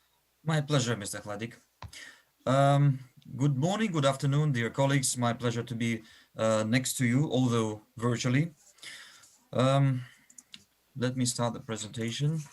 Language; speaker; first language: English; non-native, fluent; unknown